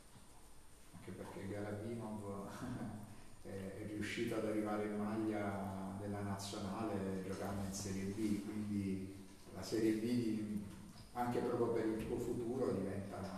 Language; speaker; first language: Italian; native; Italian